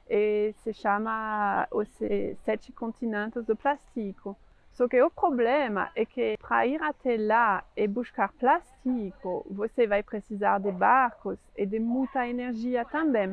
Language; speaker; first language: Portuguese; non-native, fluent; French